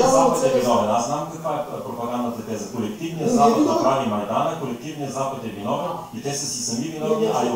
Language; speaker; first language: Bulgarian; native; Bulgarian